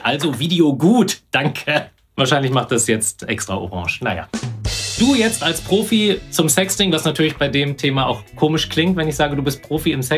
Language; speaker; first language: German; native; German